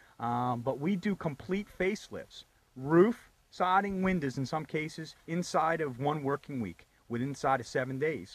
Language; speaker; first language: English; native; English